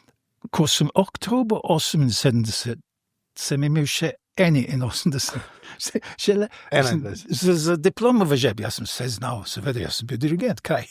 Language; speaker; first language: Slovenian; non-native, fluent; English